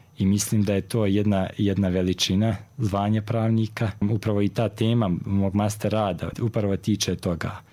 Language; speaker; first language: Croatian; native; Croatian